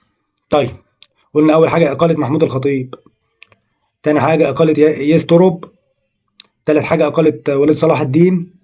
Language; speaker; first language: Arabic; native; Arabic